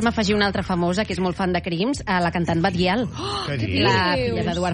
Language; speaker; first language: Catalan; native; Catalan